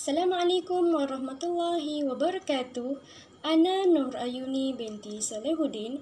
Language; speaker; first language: Arabic; non-native, learner; Malay